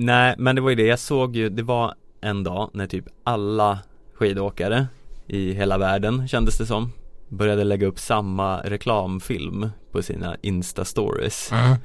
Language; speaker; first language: Swedish; native; Swedish